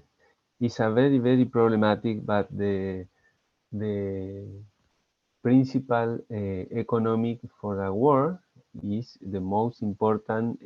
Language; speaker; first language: English; non-native, learner; Spanish